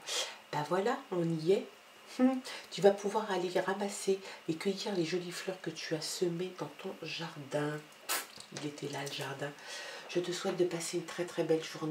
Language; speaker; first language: French; native; French